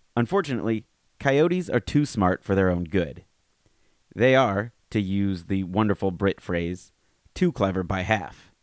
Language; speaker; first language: English; native; English